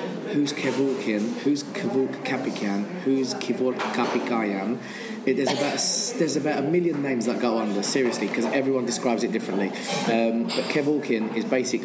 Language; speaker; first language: English; native; English